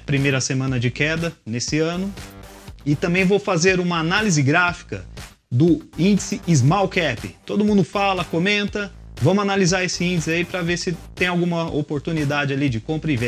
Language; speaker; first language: Portuguese; native; Portuguese